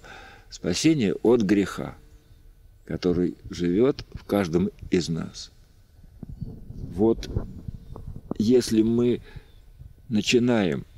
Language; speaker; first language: Russian; native; Russian